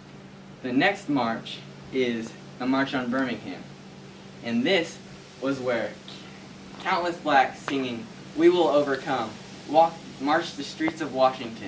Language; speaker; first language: English; native; English